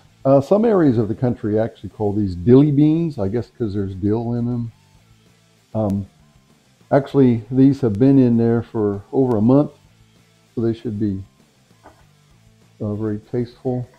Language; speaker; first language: English; native; English